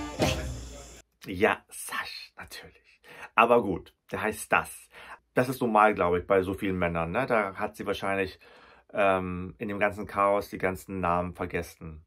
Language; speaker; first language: German; native; German